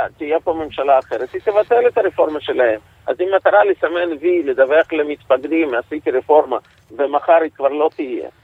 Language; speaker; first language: Hebrew; non-native, fluent; Russian